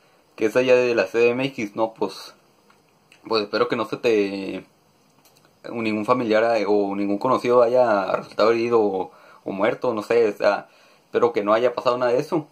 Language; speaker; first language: Spanish; native; Spanish